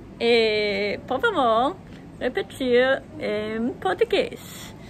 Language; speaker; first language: Portuguese; non-native, learner; German